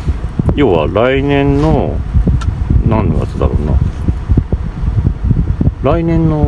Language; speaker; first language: Japanese; native; Japanese